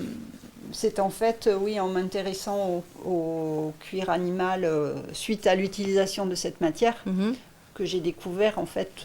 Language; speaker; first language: French; native; French